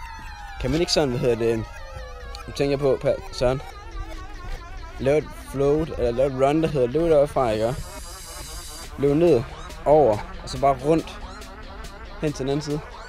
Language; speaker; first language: Danish; native; Danish